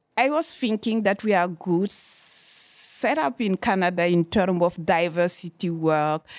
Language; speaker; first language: English; non-native, fluent; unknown